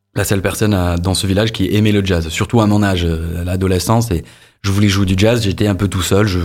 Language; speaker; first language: French; non-native, fluent; English